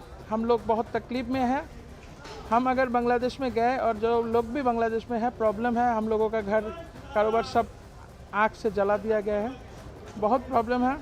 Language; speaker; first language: Hindi; non-native, fluent; Bangla